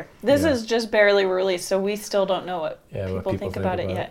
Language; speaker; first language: English; native; English